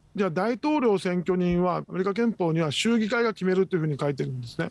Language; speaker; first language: Japanese; native; Japanese